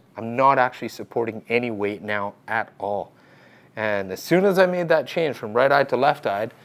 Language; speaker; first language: English; native; English